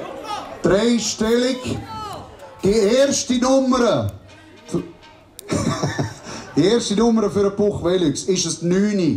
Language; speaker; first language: German; native; German